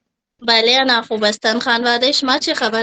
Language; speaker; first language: Persian; non-native, learner; Urdu